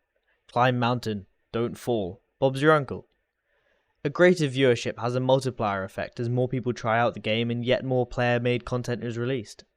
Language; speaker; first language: English; native; English